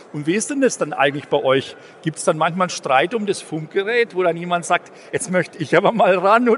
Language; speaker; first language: German; native; German